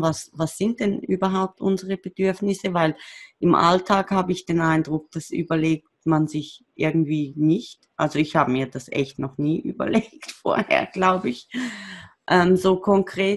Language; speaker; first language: German; native; German